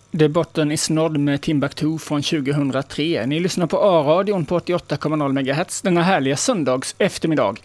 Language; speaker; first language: Swedish; native; Swedish